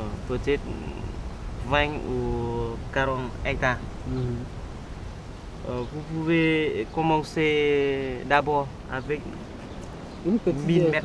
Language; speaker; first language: French; non-native, learner; Vietnamese